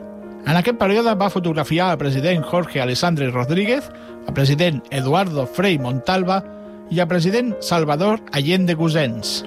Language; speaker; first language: Catalan; native; Catalan